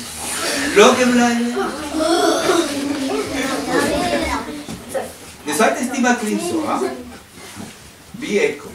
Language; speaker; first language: German; non-native, learner; Spanish